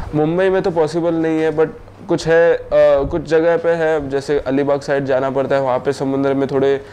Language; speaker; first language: Hindi; non-native, local second language; Marathi